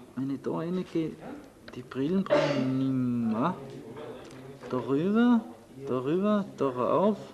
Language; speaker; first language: German; native; German